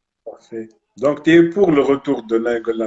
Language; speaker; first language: French; non-native, local second language; Arabic